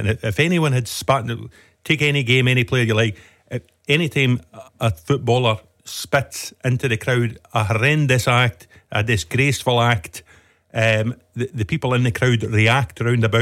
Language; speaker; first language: English; native; English